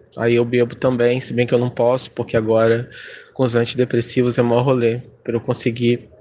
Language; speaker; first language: Portuguese; native; Portuguese